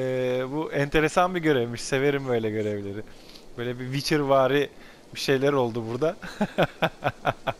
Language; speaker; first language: Turkish; native; Turkish